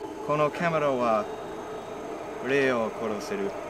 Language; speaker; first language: Japanese; non-native, learner; English